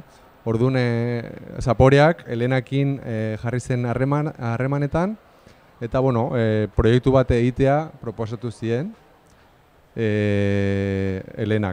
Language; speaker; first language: Basque; non-native, local second language; Spanish